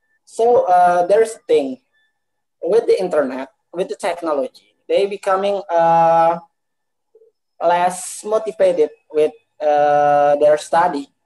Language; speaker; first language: English; non-native, learner; Indonesian